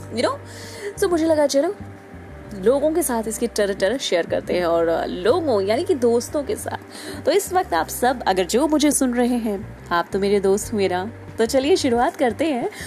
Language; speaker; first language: Hindi; native; Hindi